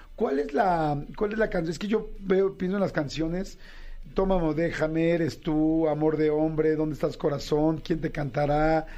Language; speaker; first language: Spanish; native; Spanish